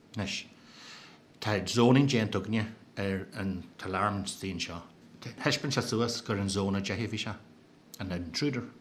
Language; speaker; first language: Irish; native; Irish